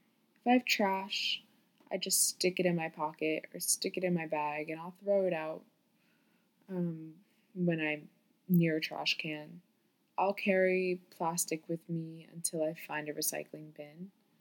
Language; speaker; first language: English; native; English